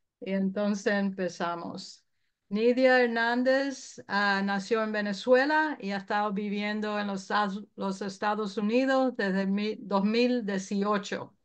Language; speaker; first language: Spanish; early bilingual, heritage; Spanish